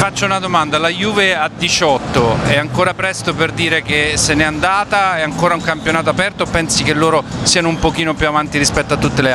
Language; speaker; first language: Italian; native; Italian